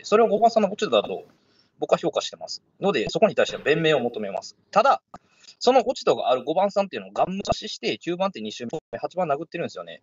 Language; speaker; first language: Japanese; native; Japanese